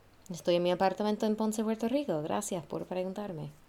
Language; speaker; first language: Spanish; non-native, fluent; English